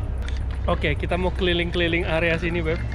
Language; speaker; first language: Indonesian; native; Indonesian